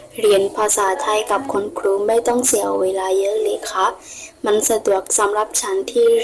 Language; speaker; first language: Thai; non-native, learner; Burmese